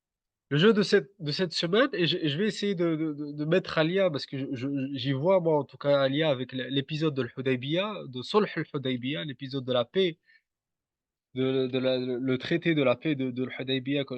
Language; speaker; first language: French; native; French